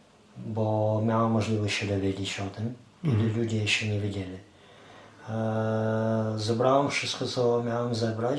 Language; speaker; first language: Polish; non-native, fluent; Ukrainian